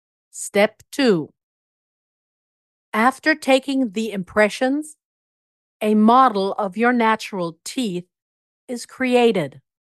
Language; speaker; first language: English; non-native, fluent; German